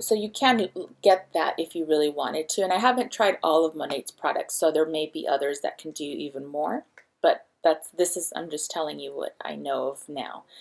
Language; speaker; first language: English; early bilingual, other home language; Spanish